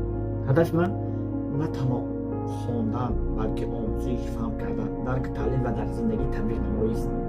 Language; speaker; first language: Persian; non-native, local second language; Tajik